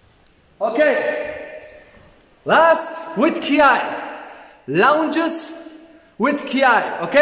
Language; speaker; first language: English; non-native, learner; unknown